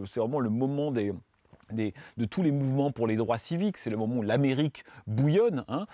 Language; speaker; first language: French; native; French